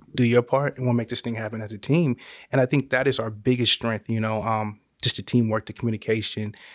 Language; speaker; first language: English; native; English